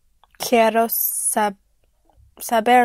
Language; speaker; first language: Spanish; non-native, learner; English